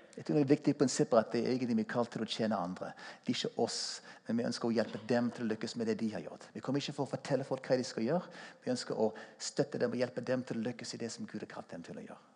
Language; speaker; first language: Norwegian; non-native, fluent; English